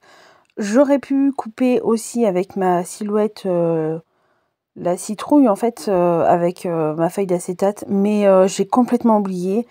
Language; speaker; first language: French; native; French